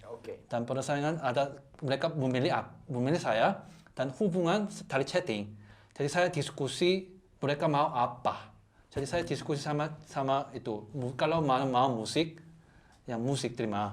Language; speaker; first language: Indonesian; non-native, learner; Korean